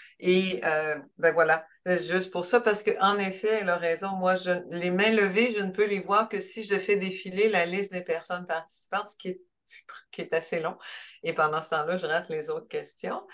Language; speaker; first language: French; native; French